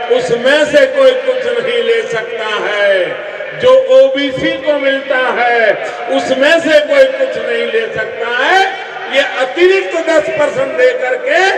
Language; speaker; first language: Hindi; non-native, local second language; Gujarati